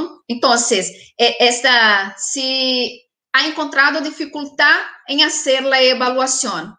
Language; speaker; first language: Spanish; non-native, fluent; Portuguese